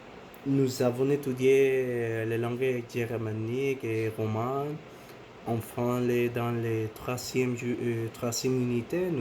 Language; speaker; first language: French; non-native, learner; Spanish